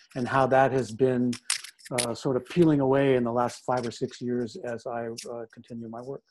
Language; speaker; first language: English; native; English